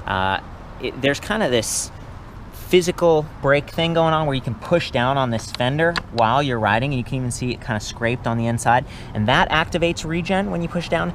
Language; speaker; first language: English; native; English